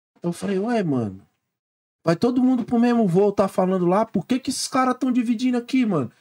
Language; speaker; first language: Portuguese; native; Portuguese